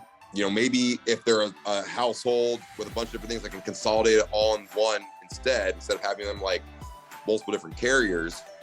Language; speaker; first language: English; native; English